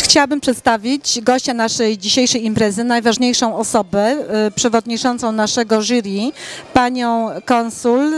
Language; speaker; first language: Polish; native; Polish